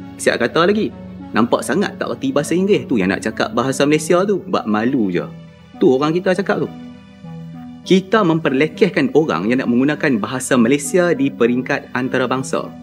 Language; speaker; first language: Malay; native; Malay